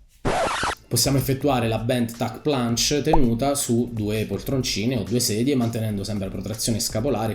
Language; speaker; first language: Italian; native; Italian